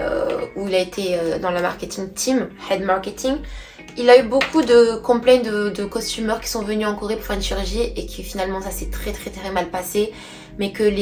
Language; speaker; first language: French; native; French